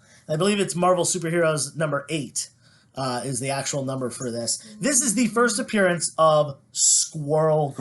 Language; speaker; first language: English; native; English